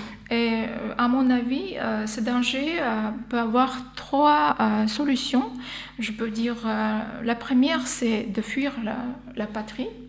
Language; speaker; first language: French; non-native, fluent; Armenian